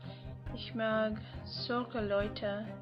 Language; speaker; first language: German; non-native, learner; English